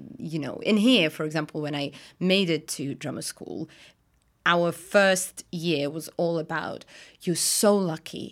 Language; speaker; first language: English; non-native, fluent; Russian